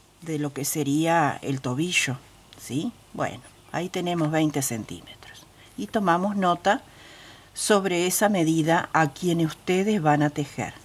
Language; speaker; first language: Spanish; native; Spanish